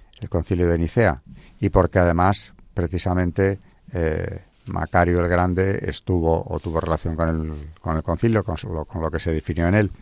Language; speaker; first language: Spanish; native; Spanish